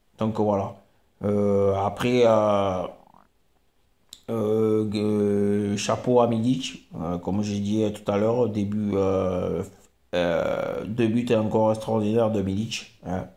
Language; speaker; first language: French; native; French